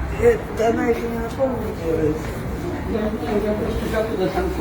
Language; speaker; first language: Russian; non-native, fluent; Thai